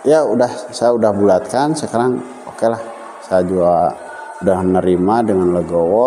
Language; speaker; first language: Indonesian; native; Indonesian